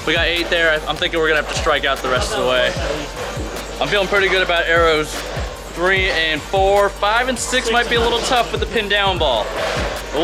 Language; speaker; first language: English; native; English